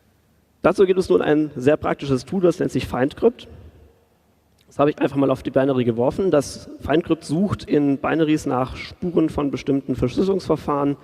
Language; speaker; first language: German; native; German